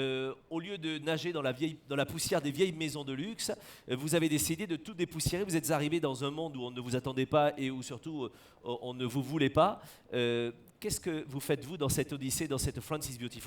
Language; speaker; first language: French; native; French